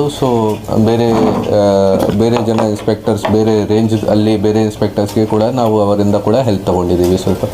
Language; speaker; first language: Kannada; non-native, fluent; Hindi